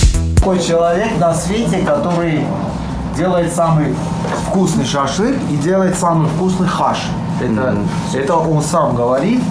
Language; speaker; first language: Russian; non-native, fluent; Armenian